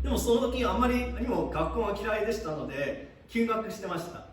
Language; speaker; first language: Japanese; early bilingual, heritage; Japanese